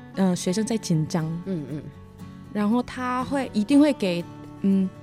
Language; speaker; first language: Chinese; non-native, fluent; Korean